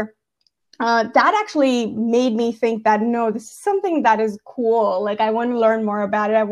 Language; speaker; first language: English; non-native, local second language; Gujarati